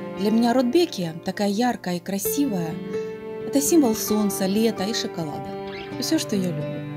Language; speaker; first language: Russian; native; Russian